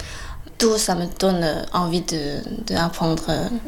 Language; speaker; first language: French; non-native, fluent; Chinese